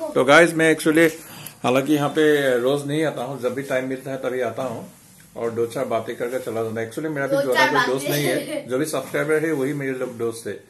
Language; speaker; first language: Hindi; non-native, local second language; Assamese